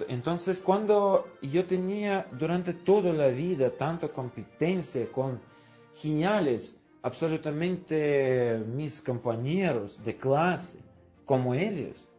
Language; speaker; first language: Spanish; non-native, fluent; Russian